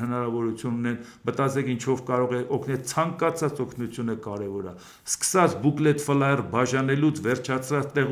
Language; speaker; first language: Armenian; native; Armenian